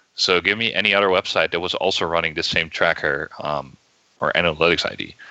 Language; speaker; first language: English; non-native, fluent; Dutch